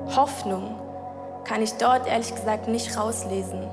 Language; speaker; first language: German; native; German